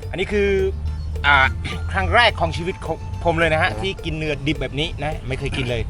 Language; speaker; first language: Thai; non-native, fluent; Khmer